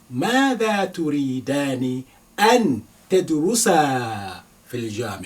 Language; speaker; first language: Arabic; non-native, fluent; Yoruba